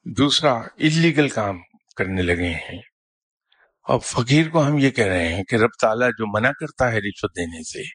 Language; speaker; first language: Urdu; native; Urdu